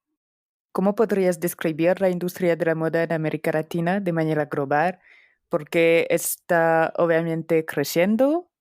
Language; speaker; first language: Spanish; non-native, fluent; French